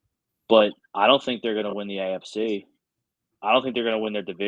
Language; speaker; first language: English; native; English